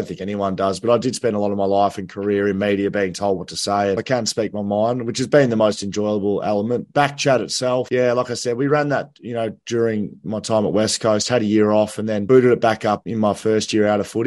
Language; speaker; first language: English; native; English